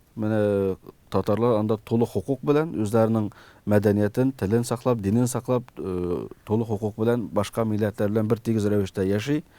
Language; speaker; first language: Tatar; early bilingual, heritage; Tatar